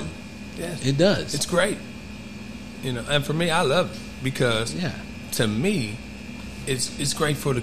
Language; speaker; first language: English; native; English